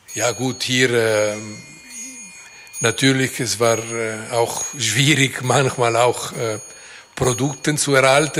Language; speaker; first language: German; non-native, fluent; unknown